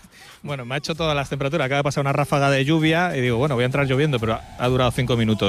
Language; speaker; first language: Spanish; native; Spanish